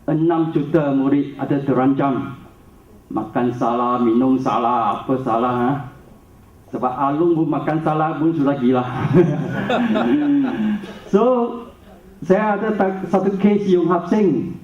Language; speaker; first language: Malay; non-native, local second language; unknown